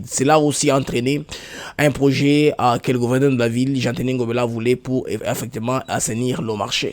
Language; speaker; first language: French; non-native, local second language; Lingala